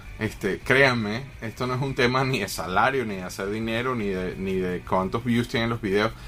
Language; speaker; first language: Spanish; native; Spanish